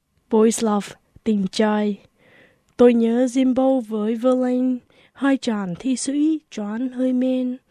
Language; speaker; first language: Vietnamese; early bilingual, heritage; Vietnamese